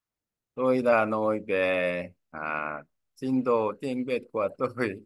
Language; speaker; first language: Vietnamese; non-native, learner; Korean